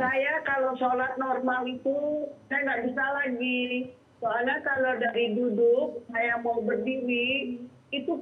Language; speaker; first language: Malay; non-native, local second language; Sundanese